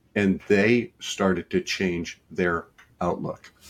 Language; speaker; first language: English; native; English